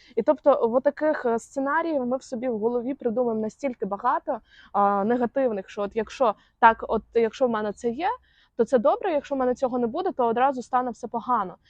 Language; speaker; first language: Ukrainian; non-native, local second language; Russian